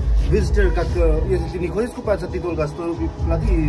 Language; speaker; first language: Russian; non-native, learner; Hindi